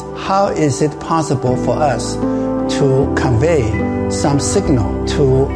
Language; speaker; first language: English; non-native, fluent; Chinese